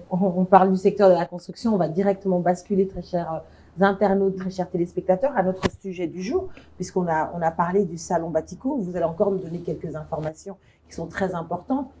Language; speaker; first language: French; non-native, local second language; Lingala